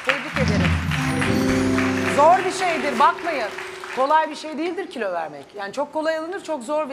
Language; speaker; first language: Turkish; native; Turkish